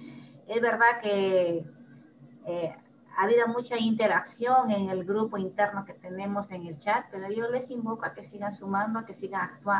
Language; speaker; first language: Spanish; native; Spanish